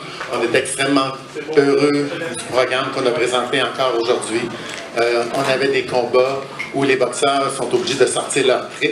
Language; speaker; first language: French; native; French